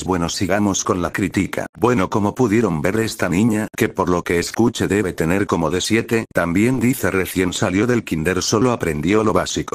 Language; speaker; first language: Spanish; native; Spanish